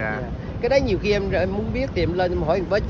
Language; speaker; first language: Vietnamese; native; Vietnamese